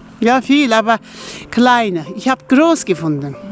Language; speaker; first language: German; non-native, learner; Turkish